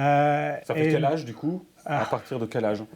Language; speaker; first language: French; native; French